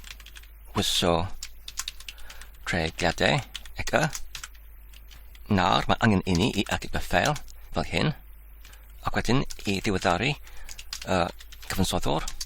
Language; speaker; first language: Welsh; non-native, learner; Polish